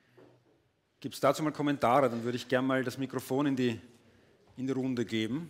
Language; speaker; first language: German; native; German